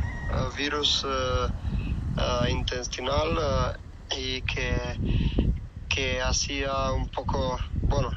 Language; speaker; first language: Spanish; non-native, fluent; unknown